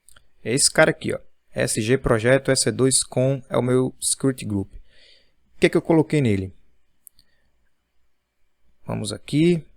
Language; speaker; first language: Portuguese; native; Portuguese